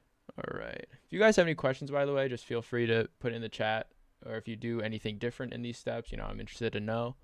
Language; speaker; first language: English; native; English